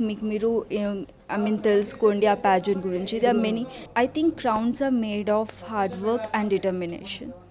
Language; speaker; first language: Telugu; native; Telugu